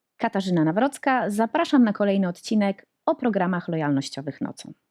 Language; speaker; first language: Polish; native; Polish